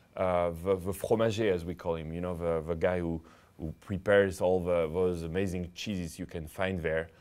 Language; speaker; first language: English; non-native, fluent; French